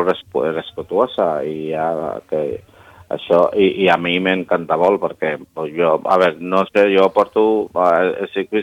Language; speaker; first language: Catalan; non-native, learner; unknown